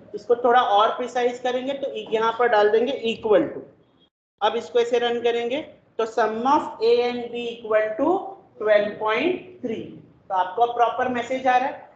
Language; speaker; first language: Hindi; non-native, local second language; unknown